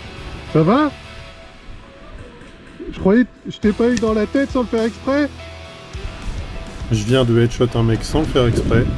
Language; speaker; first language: French; native; French